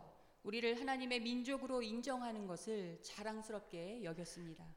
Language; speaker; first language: Korean; native; Korean